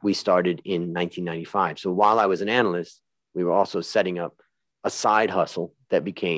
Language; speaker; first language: English; native; English